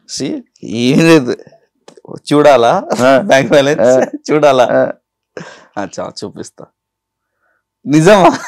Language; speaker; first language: Telugu; non-native, local second language; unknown